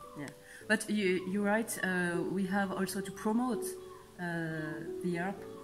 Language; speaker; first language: English; non-native, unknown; French